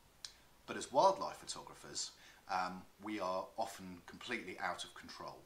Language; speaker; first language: English; native; English